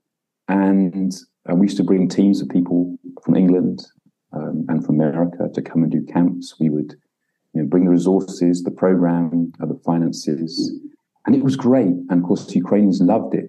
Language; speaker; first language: English; native; English